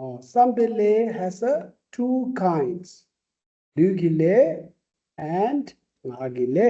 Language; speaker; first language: English; non-native, local second language; Tibetan